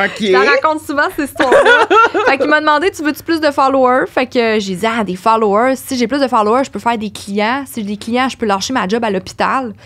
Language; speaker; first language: French; native; French